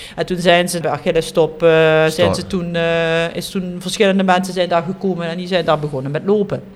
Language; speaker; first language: Dutch; native; Dutch